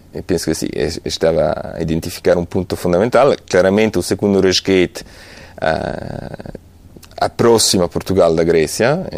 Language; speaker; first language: Portuguese; non-native, fluent; Italian